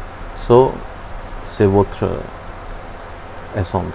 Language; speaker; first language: French; non-native, learner; Hindi